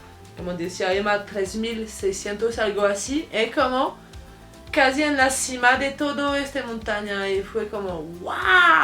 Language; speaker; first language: Spanish; non-native, fluent; French